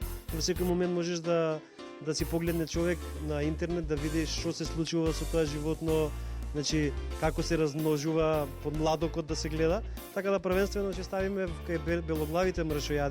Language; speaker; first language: Macedonian; native; Macedonian